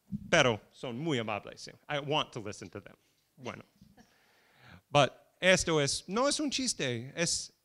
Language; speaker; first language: Spanish; non-native, learner; English